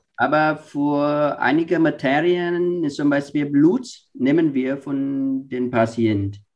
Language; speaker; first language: German; non-native, learner; Vietnamese